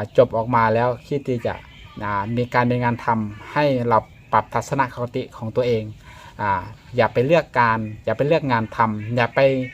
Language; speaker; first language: Thai; native; Thai